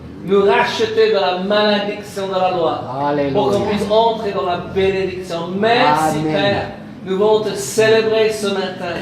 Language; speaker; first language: French; non-native, fluent; English